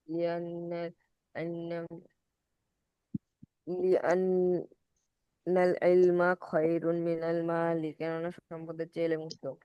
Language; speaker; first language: Arabic; non-native, learner; Bangla